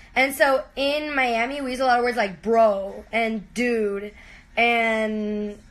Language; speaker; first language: English; early bilingual, heritage; Spanish